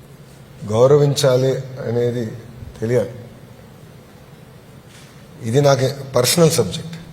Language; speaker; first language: Telugu; native; Telugu